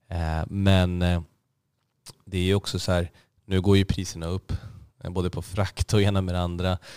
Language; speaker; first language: Swedish; native; Swedish